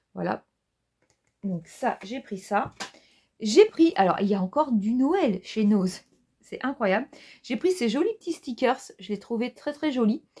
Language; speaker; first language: French; native; French